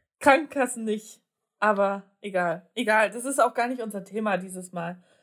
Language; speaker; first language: German; early bilingual, other home language; Polish